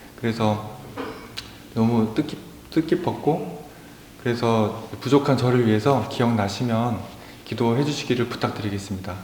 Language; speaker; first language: Korean; native; Korean